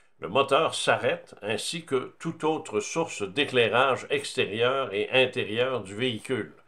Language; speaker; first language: French; native; French